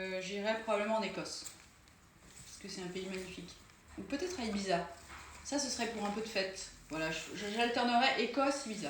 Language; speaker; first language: French; native; French